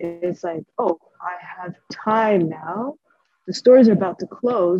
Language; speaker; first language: English; native; English